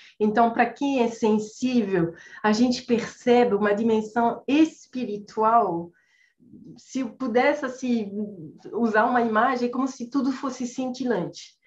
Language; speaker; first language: Portuguese; non-native, fluent; French